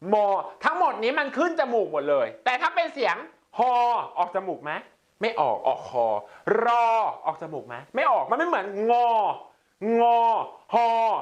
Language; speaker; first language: Thai; native; Thai